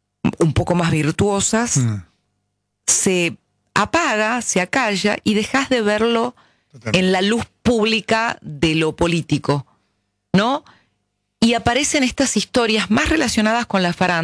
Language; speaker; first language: Spanish; native; Spanish